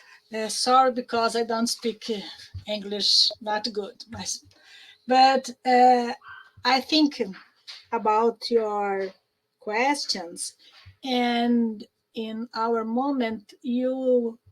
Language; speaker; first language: English; non-native, learner; Portuguese